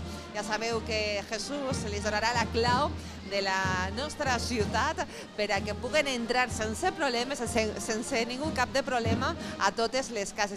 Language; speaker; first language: Catalan; native; Catalan